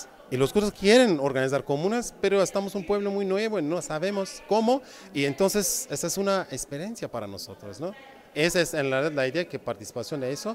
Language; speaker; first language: Spanish; non-native, fluent; Kurdish